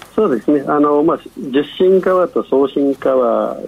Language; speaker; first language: Japanese; non-native, fluent; Chinese